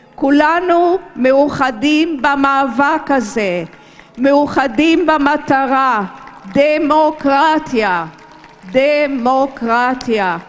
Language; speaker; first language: Hebrew; early bilingual, other home language; Romanian